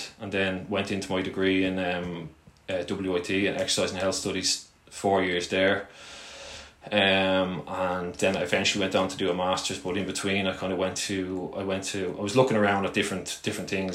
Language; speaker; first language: English; native; English